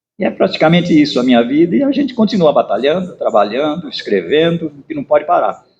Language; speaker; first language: Portuguese; native; Portuguese